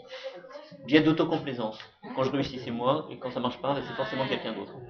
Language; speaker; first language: French; native; French